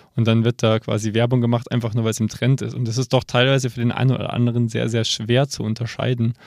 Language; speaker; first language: German; native; German